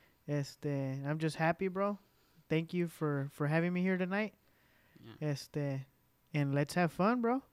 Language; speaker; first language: English; early bilingual, other home language; Spanish